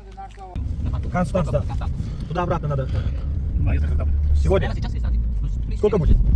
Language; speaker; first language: Russian; non-native, learner; Uzbek